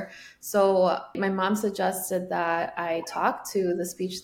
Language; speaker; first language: English; early bilingual, other home language; Spanish